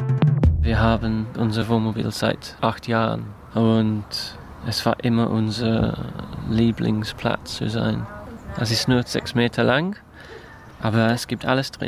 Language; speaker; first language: German; non-native, fluent; English